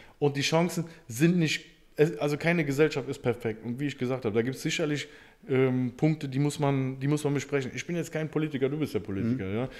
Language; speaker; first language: German; native; German